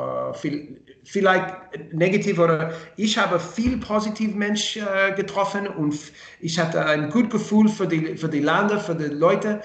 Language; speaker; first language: German; non-native, learner; English